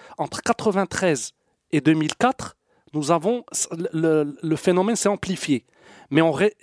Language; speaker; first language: French; non-native, local second language; Arabic